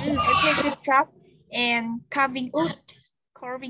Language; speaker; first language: English; non-native, fluent; Vietnamese